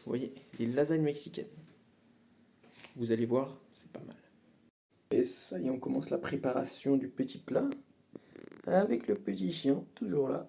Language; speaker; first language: French; native; French